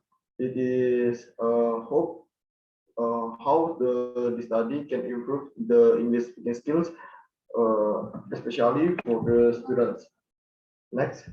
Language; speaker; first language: English; non-native, learner; Indonesian